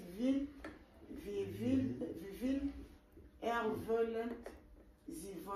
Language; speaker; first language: German; non-native, learner; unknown